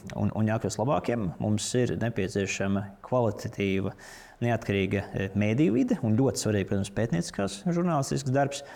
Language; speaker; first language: Latvian; native; Latvian